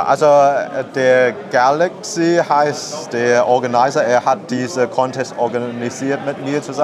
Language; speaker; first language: German; non-native, learner; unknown